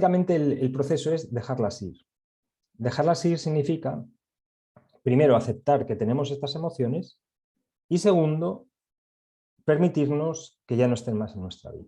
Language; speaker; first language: Spanish; native; Spanish